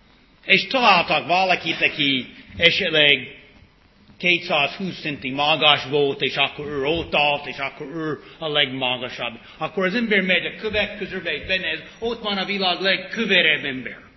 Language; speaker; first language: Hungarian; early bilingual, heritage; English